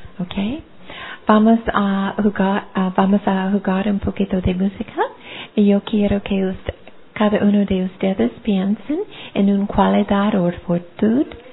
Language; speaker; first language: Spanish; non-native, learner; English